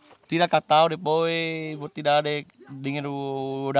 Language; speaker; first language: Portuguese; non-native, learner; Vietnamese